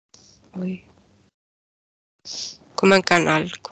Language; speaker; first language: French; non-native, fluent; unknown